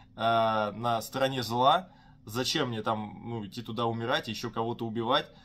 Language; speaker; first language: Russian; native; Russian